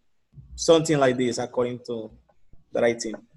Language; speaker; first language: English; non-native, learner; Spanish